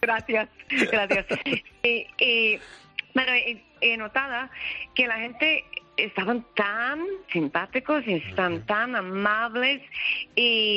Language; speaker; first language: Spanish; non-native, learner; English